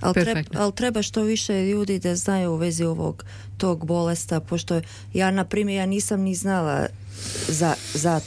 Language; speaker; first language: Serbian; early bilingual, heritage; Serbian